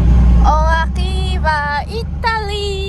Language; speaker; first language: French; non-native, learner; Chinese